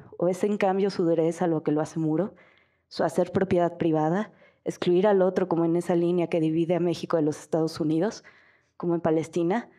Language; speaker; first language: Spanish; native; Spanish